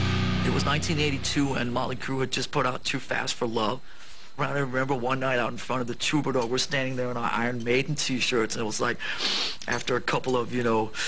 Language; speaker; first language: English; non-native, fluent; Danish